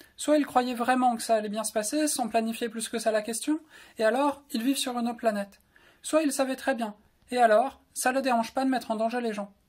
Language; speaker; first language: French; native; French